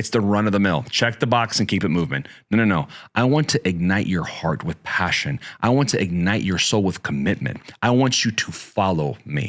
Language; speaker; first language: English; native; English